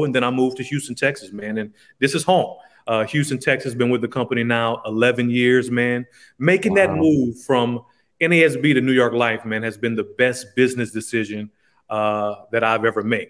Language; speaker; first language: English; native; English